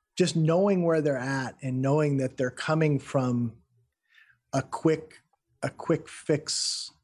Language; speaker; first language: English; native; English